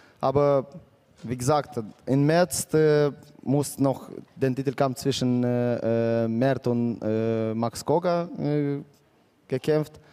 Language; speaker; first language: German; non-native, fluent; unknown